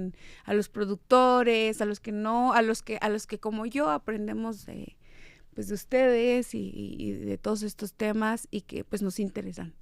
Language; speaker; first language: Spanish; native; Spanish